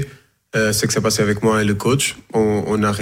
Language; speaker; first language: French; non-native, fluent; Portuguese